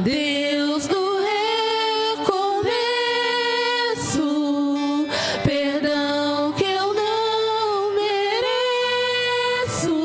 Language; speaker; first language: Portuguese; native; Portuguese